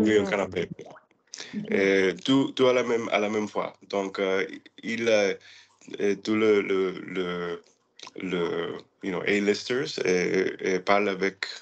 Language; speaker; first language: French; non-native, learner; English